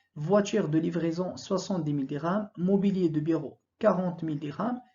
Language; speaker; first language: French; non-native, local second language; Arabic